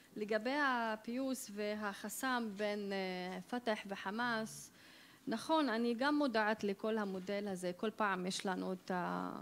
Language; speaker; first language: Hebrew; non-native, local second language; Arabic